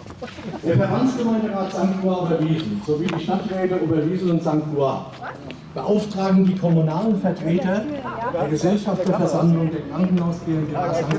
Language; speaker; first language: German; native; German